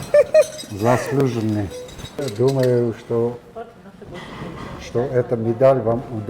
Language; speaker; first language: Russian; non-native, local second language; Armenian